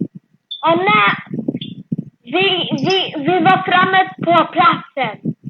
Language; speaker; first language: Swedish; early bilingual, other home language; French